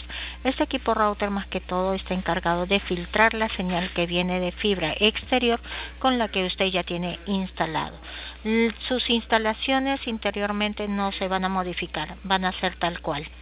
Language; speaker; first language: Spanish; native; Spanish